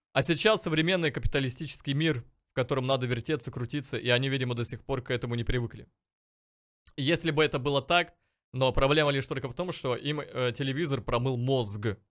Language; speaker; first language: Russian; native; Russian